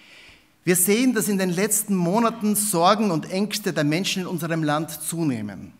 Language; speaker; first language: German; native; German